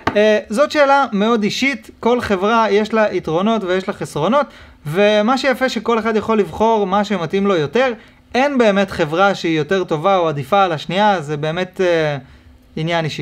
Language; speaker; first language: Hebrew; native; Hebrew